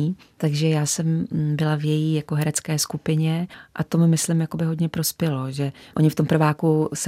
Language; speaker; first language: Czech; native; Czech